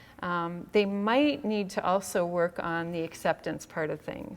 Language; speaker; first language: English; native; English